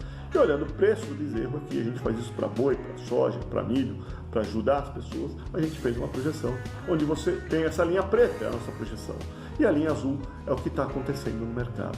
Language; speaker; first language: Portuguese; native; Portuguese